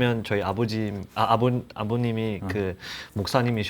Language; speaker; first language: Korean; non-native, learner; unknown